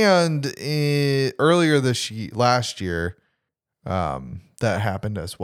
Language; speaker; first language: English; native; English